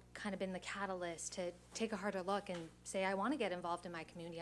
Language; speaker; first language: English; native; English